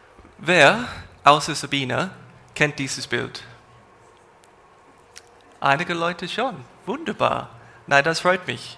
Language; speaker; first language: German; non-native, fluent; English